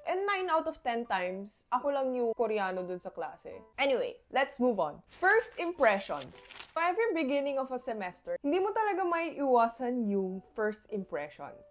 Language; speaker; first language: Filipino; early bilingual, other home language; Korean